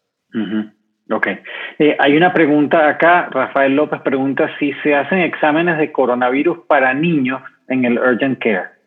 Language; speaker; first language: Spanish; native; Spanish